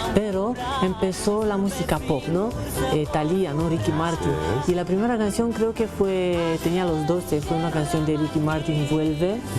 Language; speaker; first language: Spanish; non-native, fluent; Romanian